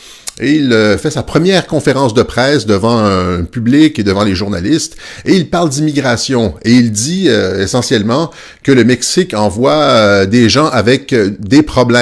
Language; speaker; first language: French; native; French